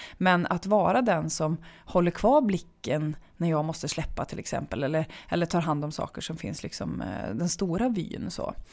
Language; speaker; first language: Swedish; native; Swedish